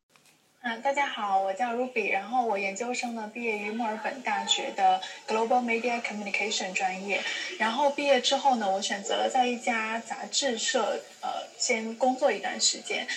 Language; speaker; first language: Chinese; native; Chinese